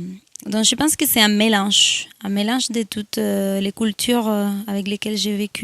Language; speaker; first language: French; non-native, fluent; Spanish